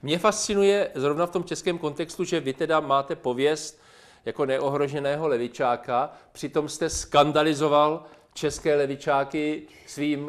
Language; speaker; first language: Czech; native; Czech